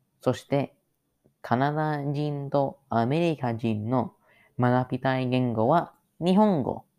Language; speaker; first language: Japanese; non-native, learner; English